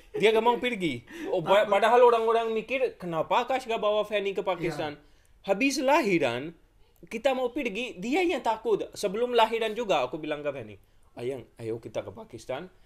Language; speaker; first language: Indonesian; non-native, fluent; Urdu